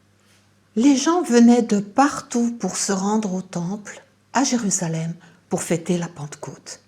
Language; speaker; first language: French; native; French